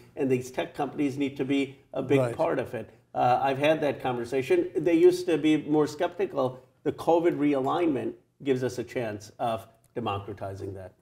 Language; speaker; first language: English; native; English